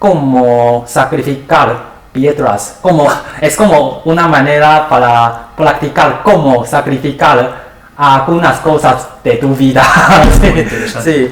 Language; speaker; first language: Spanish; non-native, learner; Chinese